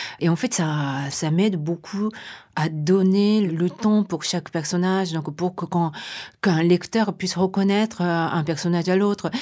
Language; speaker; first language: French; non-native, fluent; Japanese